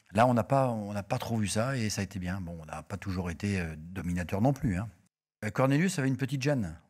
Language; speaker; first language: French; native; French